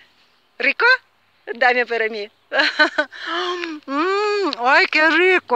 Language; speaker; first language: Spanish; non-native, learner; Lithuanian